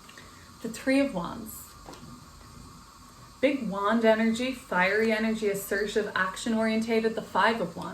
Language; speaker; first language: English; native; English